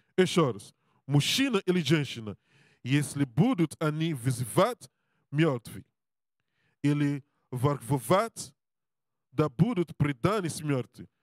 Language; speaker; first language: Russian; non-native, learner; Serbian